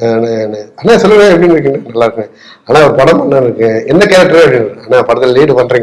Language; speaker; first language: Tamil; native; Tamil